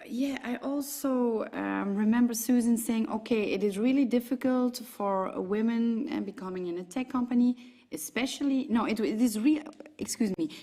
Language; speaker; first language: English; non-native, fluent; Dutch